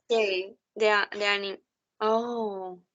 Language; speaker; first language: English; non-native, learner; Spanish